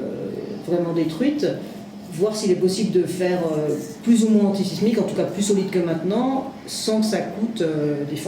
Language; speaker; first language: French; native; French